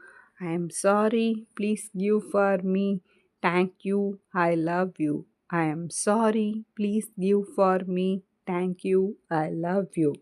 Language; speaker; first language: English; non-native, learner; Tamil